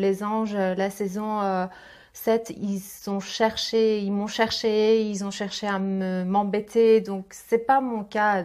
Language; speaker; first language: French; native; French